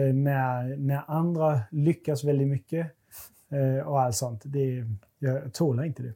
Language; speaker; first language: Swedish; non-native, fluent; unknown